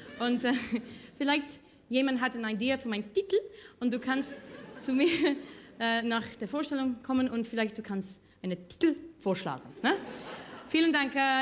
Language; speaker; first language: German; non-native, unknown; English